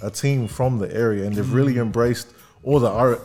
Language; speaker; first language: English; native; English